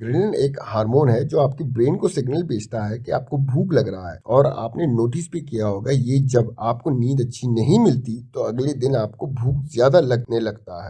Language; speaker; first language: Hindi; native; Hindi